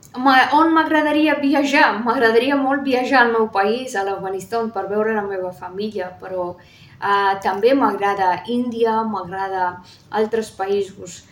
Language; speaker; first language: Catalan; non-native, fluent; Persian